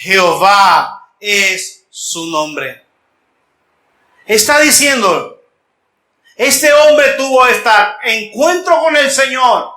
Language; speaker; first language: Spanish; native; Spanish